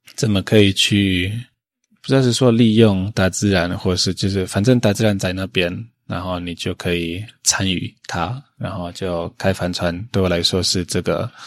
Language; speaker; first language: Chinese; non-native, fluent; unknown